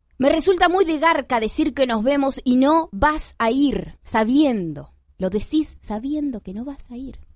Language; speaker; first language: Spanish; native; Spanish